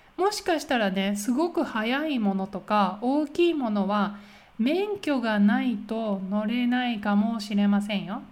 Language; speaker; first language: Japanese; native; Japanese